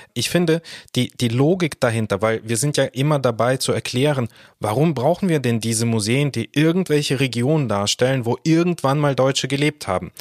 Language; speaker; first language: German; early bilingual, other home language; Russian